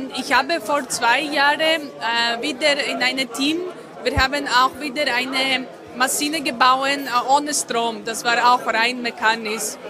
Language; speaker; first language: German; non-native, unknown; Greek